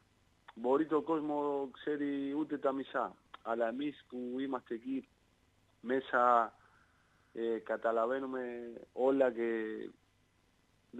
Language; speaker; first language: Greek; non-native, learner; Spanish